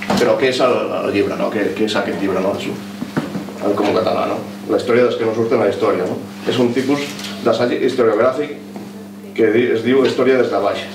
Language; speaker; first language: Catalan; non-native, local second language; Spanish